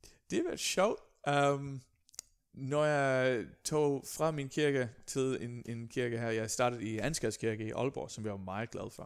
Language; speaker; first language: Danish; non-native, fluent; English